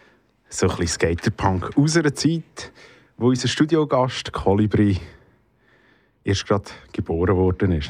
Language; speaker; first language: German; native; German